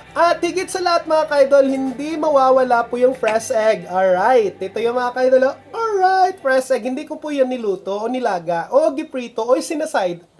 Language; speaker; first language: Filipino; non-native, local second language; Cebuano